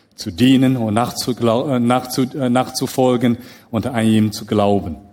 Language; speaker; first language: German; non-native, fluent; Chinese